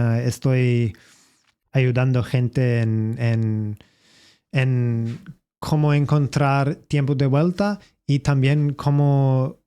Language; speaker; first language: Spanish; non-native, learner; English